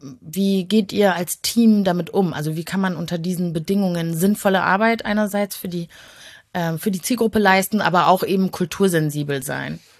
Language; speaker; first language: German; native; German